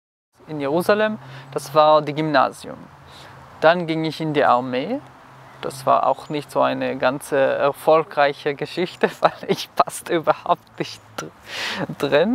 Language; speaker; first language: German; non-native, fluent; Hebrew